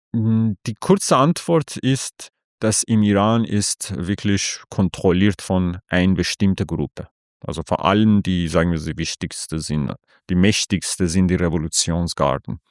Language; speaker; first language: German; non-native, fluent; Persian